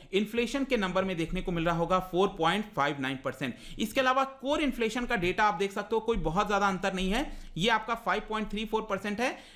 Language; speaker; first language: Hindi; native; Hindi